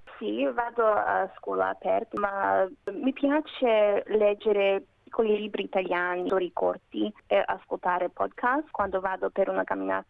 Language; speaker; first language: Italian; non-native, learner; Macedonian